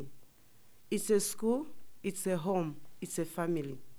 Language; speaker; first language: English; non-native, local second language; Nyanja